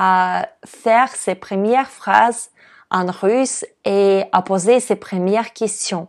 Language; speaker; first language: French; non-native, fluent; Russian